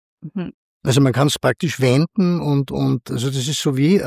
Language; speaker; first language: German; native; German